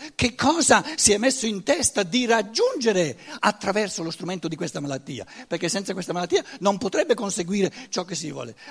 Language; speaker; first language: Italian; non-native, fluent; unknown